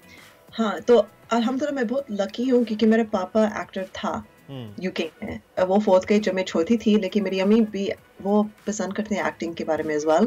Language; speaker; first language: Hindi; early bilingual, heritage; Urdu